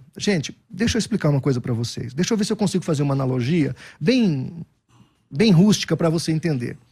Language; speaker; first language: Portuguese; native; Portuguese